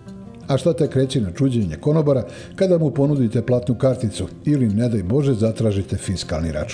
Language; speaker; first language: Serbian; native; Serbian